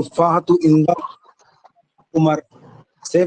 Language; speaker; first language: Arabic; non-native, learner; Urdu